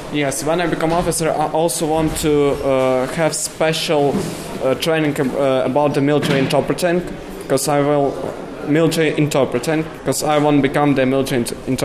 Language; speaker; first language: English; non-native, learner; Ukrainian